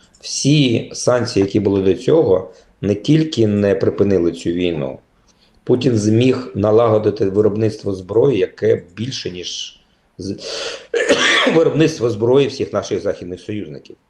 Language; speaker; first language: Ukrainian; native; Ukrainian